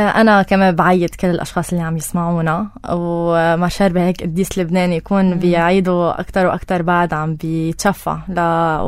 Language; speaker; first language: Arabic; native; Arabic